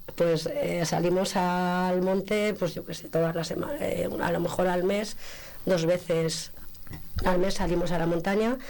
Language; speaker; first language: Spanish; native; Spanish